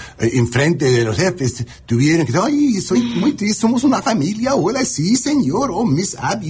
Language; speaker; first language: Spanish; early bilingual, heritage; English